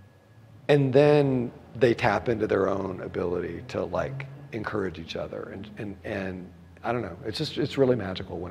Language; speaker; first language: English; native; English